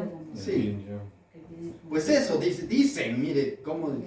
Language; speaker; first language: Spanish; native; Spanish